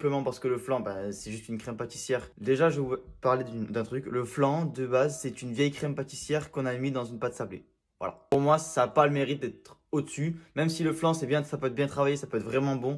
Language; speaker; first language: French; native; French